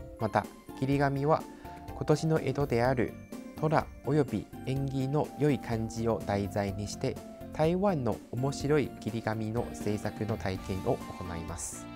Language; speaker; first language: Japanese; non-native, fluent; Chinese